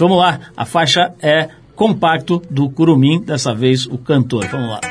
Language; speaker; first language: Portuguese; native; Portuguese